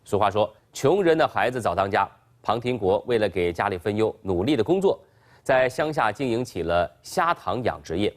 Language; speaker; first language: Chinese; native; Chinese